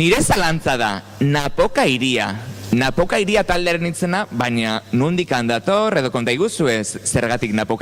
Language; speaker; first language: Basque; native; Basque